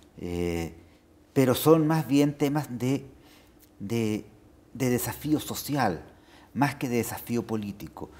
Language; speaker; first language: Spanish; native; Spanish